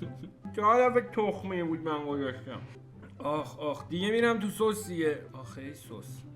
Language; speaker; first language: Persian; native; Persian